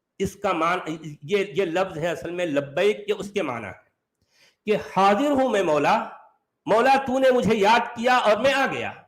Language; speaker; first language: Urdu; native; Urdu